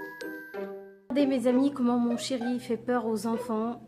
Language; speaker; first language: French; native; French